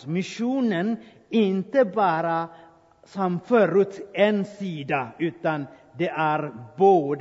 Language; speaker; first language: Swedish; non-native, fluent; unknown